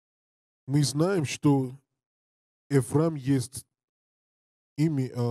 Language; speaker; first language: Russian; non-native, learner; English